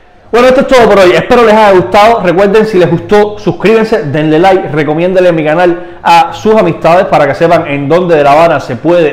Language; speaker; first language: Spanish; native; Spanish